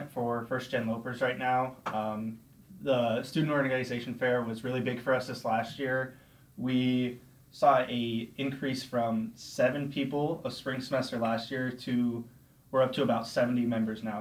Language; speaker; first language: English; native; English